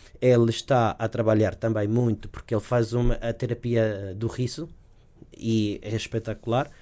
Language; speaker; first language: Portuguese; early bilingual, heritage; Portuguese